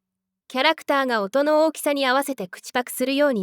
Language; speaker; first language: Japanese; native; Japanese